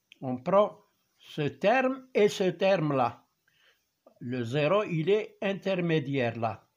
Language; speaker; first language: French; non-native, local second language; Arabic